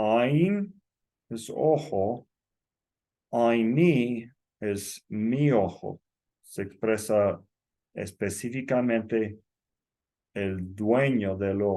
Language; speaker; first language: Spanish; non-native, fluent; English